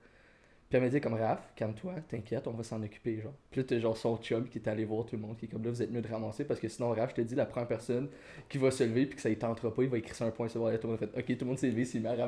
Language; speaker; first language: French; native; French